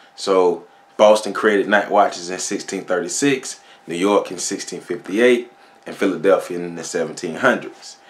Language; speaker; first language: English; native; English